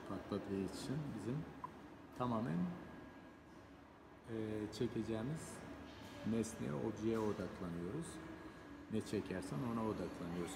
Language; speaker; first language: Turkish; native; Turkish